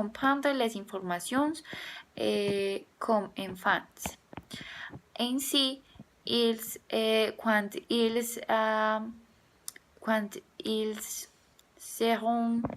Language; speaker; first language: French; non-native, learner; Spanish